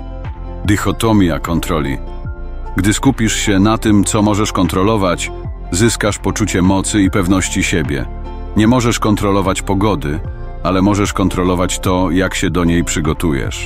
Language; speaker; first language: Polish; native; Polish